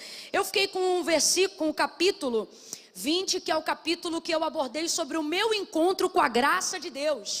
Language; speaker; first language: Portuguese; native; Portuguese